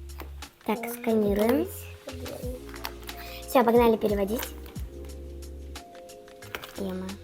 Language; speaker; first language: Russian; native; Russian